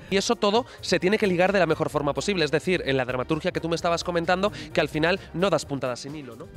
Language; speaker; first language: Spanish; native; Spanish